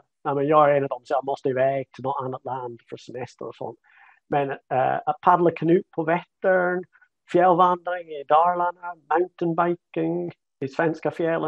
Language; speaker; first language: Swedish; non-native, fluent; English